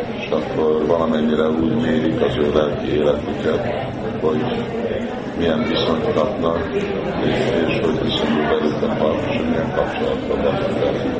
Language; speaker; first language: Hungarian; early bilingual, heritage; Hungarian